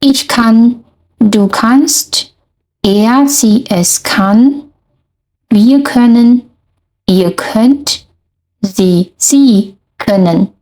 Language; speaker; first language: German; non-native, fluent; Chinese